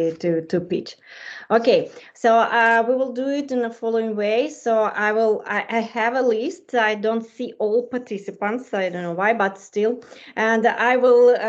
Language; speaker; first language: English; non-native, fluent; Ukrainian